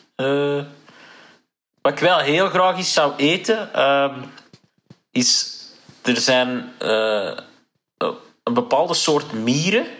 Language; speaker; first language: Dutch; native; Dutch